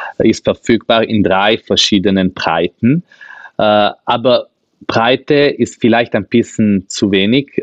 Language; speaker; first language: German; non-native, local second language; Ladin